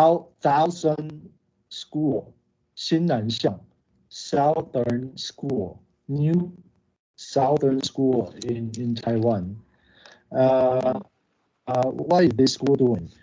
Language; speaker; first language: English; non-native, learner; Chinese